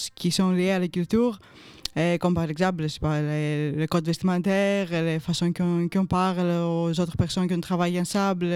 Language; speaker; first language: French; non-native, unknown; Greek